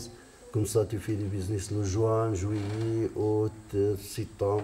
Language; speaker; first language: French; non-native, local second language; Arabic